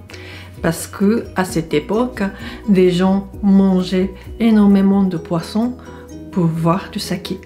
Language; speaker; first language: French; non-native, fluent; Japanese